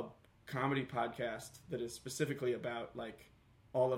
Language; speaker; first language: English; native; English